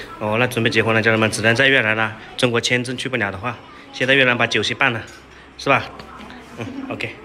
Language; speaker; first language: Chinese; native; Chinese